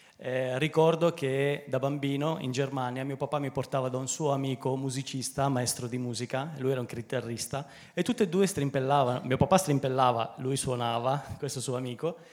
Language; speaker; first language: Italian; native; Italian